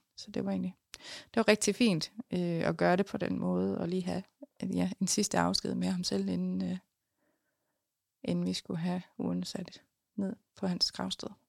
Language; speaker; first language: Danish; native; Danish